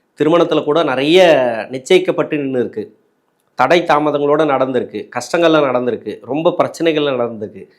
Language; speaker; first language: Tamil; native; Tamil